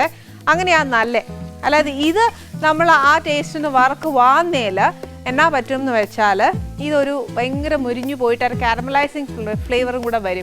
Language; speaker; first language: Malayalam; native; Malayalam